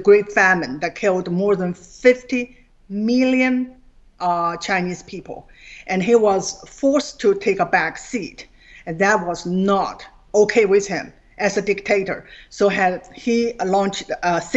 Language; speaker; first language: English; non-native, fluent; Chinese